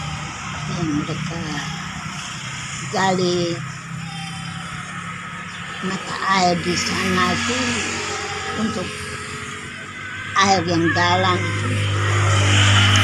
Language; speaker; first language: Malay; non-native, local second language; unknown